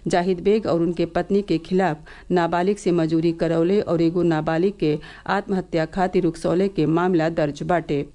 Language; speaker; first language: Bhojpuri; native; Bhojpuri